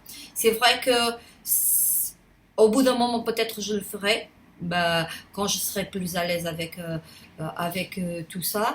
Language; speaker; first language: French; non-native, fluent; Portuguese